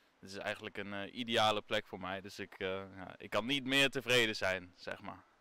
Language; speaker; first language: Dutch; native; Dutch